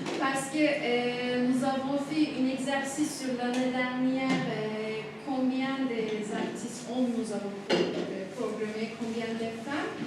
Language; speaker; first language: French; non-native, fluent; Turkish